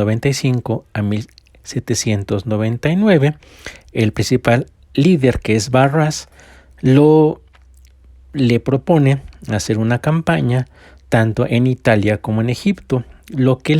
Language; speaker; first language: Spanish; native; Spanish